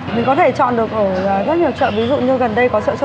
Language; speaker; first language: Vietnamese; native; Vietnamese